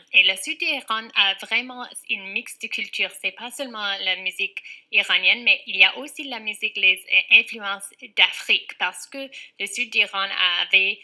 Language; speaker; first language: French; non-native, fluent; English